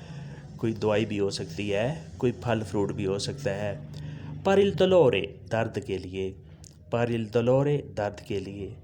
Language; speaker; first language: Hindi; non-native, local second language; Punjabi